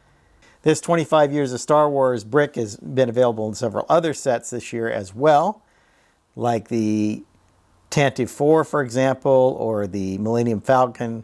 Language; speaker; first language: English; native; English